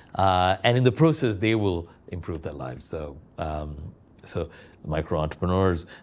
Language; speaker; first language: English; non-native, local second language; Malayalam